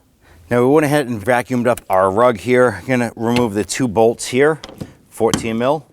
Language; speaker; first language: English; native; English